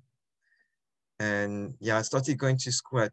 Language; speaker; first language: English; non-native, fluent; French